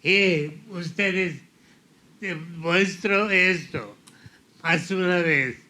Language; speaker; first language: Portuguese; non-native, fluent; Spanish